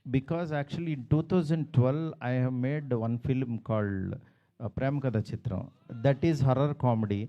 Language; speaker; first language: English; non-native, local second language; Telugu